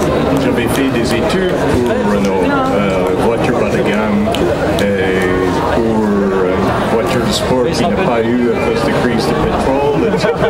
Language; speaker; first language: French; non-native, fluent; English